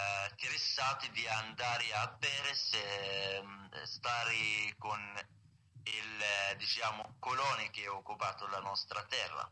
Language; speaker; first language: Italian; non-native, learner; Arabic